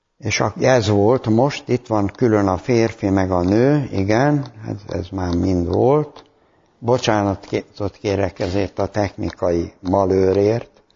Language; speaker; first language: Hungarian; native; Hungarian